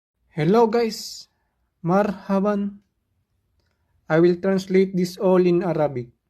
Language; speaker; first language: English; non-native, local second language; Filipino